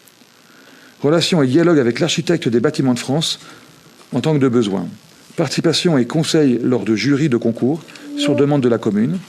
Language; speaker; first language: French; native; French